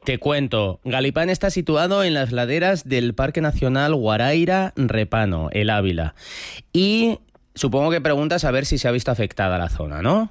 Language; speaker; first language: Spanish; native; Spanish